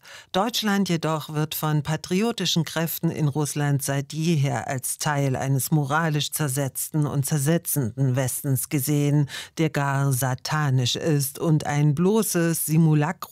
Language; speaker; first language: German; native; German